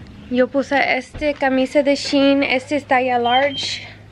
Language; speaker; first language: Spanish; early bilingual, other home language; English